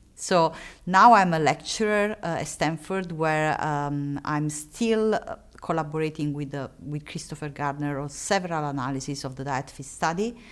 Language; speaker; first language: English; non-native, fluent; Italian